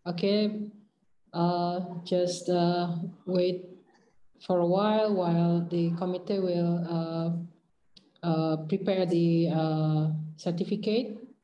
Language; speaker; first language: English; non-native, fluent; Indonesian